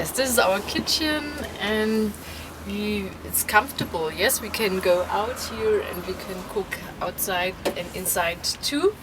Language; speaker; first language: English; non-native, learner; German